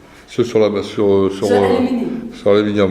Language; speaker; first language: French; native; French